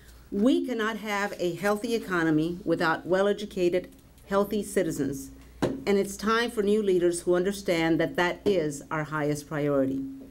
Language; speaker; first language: English; early bilingual, other home language; Spanish